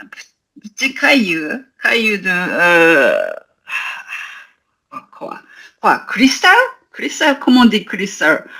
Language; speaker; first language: French; non-native, learner; Japanese